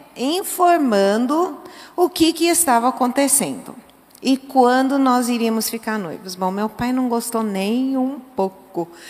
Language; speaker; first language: Portuguese; early bilingual, other home language; English